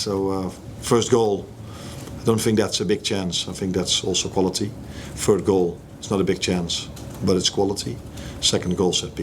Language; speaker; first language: English; non-native, fluent; Dutch